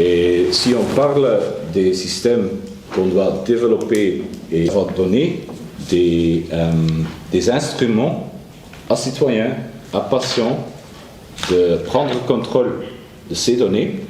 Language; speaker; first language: French; non-native, learner; Dutch